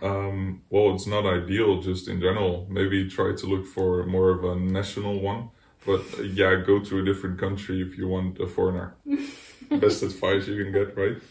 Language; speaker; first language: English; non-native, fluent; Dutch